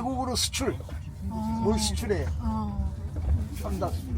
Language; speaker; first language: Korean; native; Korean